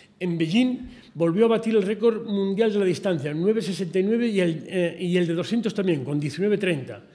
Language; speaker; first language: Spanish; native; Spanish